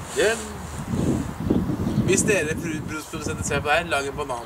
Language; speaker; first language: Norwegian; native; Norwegian